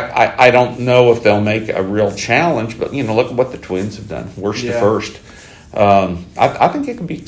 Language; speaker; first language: English; native; English